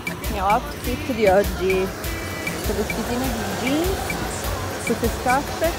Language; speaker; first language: Italian; native; Italian